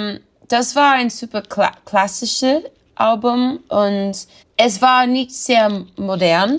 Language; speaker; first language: German; non-native, learner; English